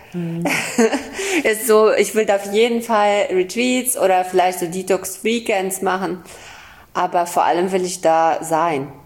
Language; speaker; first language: German; early bilingual, other home language; Russian